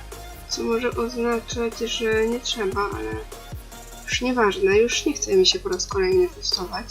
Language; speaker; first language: Polish; native; Polish